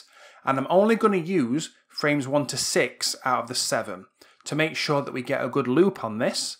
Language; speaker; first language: English; native; English